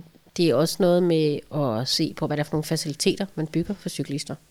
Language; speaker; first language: Danish; native; Danish